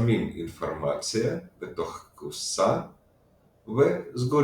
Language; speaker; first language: Hebrew; non-native, fluent; Russian